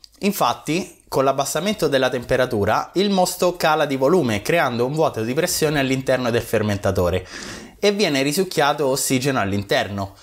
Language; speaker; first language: Italian; native; Italian